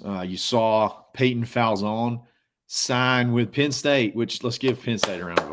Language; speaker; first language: English; native; English